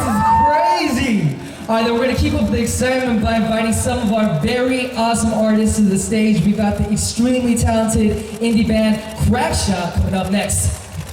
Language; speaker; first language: English; early bilingual, other home language; Korean